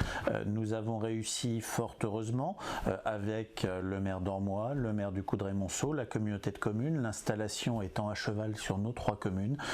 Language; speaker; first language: French; native; French